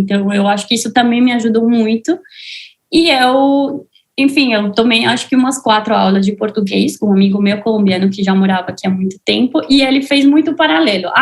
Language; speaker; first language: Portuguese; non-native, fluent; Spanish